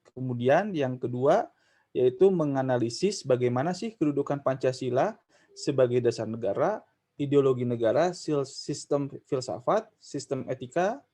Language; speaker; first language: Indonesian; non-native, local second language; Sundanese